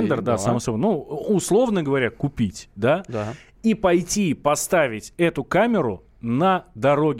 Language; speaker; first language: Russian; native; Russian